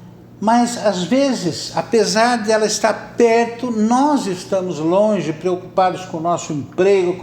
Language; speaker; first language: Portuguese; native; Portuguese